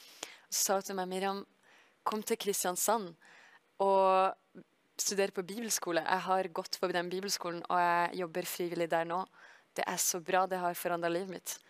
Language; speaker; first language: Norwegian; early bilingual, heritage; French